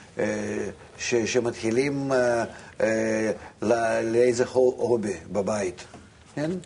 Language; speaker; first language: Hebrew; non-native, fluent; Russian